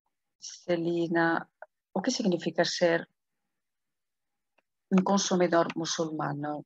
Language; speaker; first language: Spanish; non-native, fluent; Portuguese